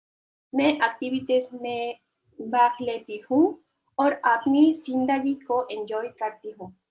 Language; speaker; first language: Hindi; non-native, learner; Spanish